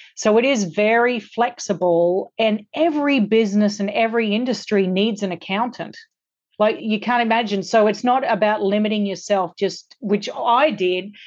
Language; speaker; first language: English; native; English